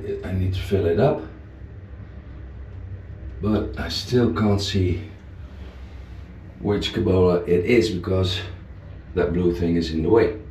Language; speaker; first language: English; non-native, fluent; Dutch